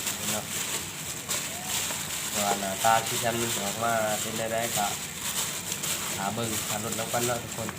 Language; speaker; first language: Thai; non-native, local second language; Northeastern Thai